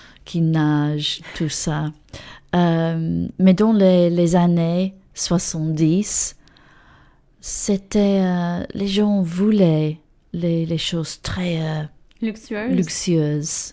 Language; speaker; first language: French; non-native, learner; English